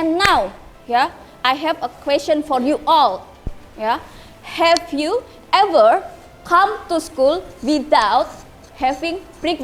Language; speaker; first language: English; non-native, learner; Indonesian